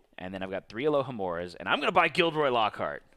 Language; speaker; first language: English; native; English